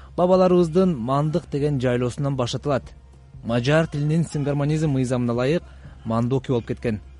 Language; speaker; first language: Kyrgyz; non-native, fluent; Hungarian